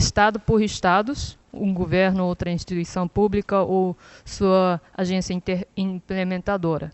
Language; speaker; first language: Portuguese; non-native, fluent; Japanese